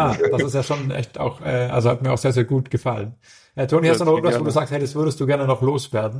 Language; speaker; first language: German; native; German